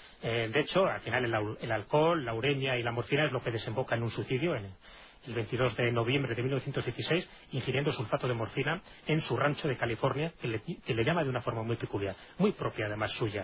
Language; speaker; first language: Spanish; native; Spanish